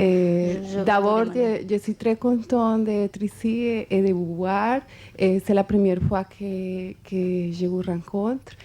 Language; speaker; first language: French; non-native, fluent; Spanish